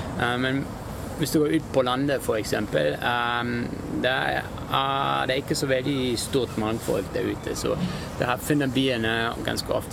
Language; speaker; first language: Norwegian; non-native, fluent; German